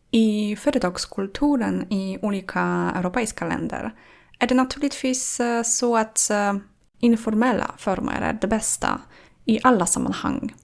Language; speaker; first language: Swedish; non-native, fluent; Polish